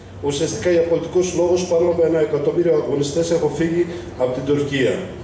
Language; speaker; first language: Greek; non-native, fluent; Arabic